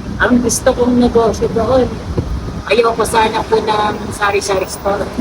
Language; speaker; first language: Filipino; non-native, local second language; Bikol